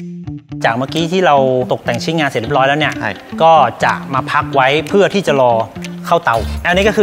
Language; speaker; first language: Thai; native; Thai